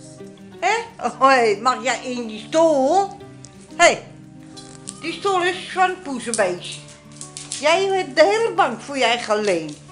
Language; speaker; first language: Dutch; native; Dutch